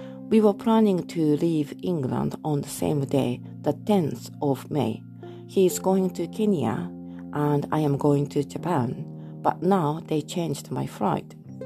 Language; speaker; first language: English; non-native, fluent; Japanese